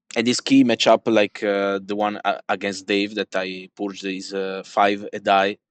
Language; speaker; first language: English; non-native, fluent; Italian